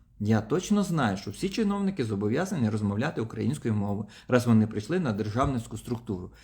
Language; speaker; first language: Ukrainian; non-native, local second language; Russian